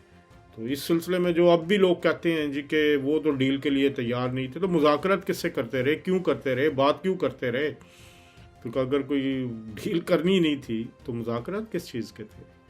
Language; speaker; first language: Urdu; native; Urdu